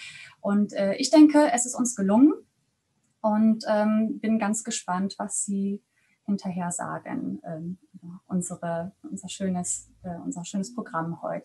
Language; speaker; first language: German; native; German